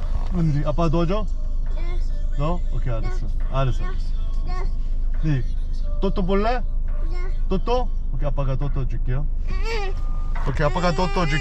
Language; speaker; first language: Korean; early bilingual, heritage; English